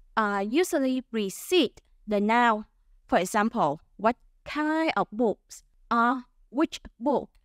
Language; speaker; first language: English; non-native, fluent; Vietnamese